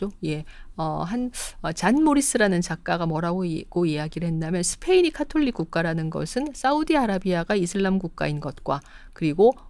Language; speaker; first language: Korean; native; Korean